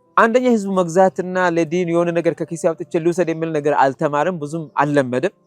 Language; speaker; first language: Amharic; non-native, local second language; Sidamo